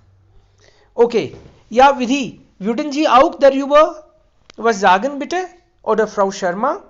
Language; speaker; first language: German; non-native, fluent; Hindi